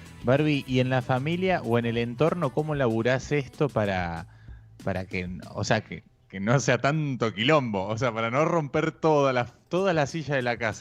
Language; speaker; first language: Spanish; native; Spanish